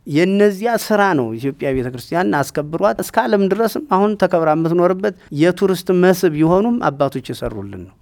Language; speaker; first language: Amharic; native; Amharic